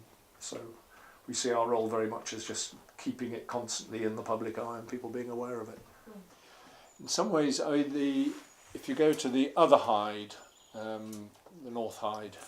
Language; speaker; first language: English; native; English